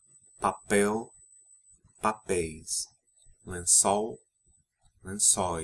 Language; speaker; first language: Portuguese; non-native, fluent; English